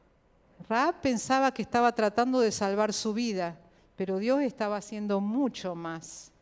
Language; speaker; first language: Spanish; native; Spanish